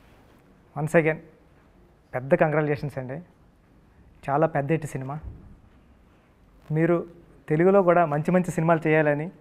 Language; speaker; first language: Telugu; native; Telugu